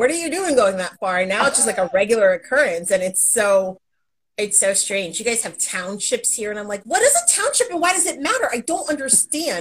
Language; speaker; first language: English; native; English